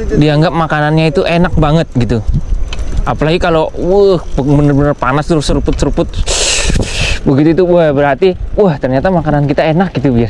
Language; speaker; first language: Indonesian; native; Indonesian